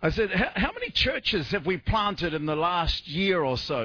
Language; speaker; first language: English; native; English